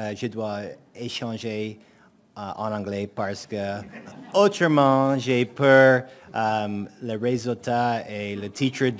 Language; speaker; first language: French; non-native, learner; English